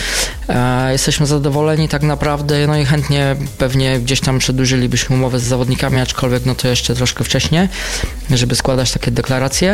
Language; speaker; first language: Polish; native; Polish